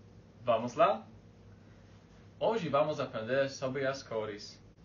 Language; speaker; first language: Portuguese; non-native, fluent; Polish